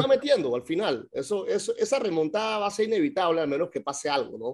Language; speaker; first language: Spanish; native; Spanish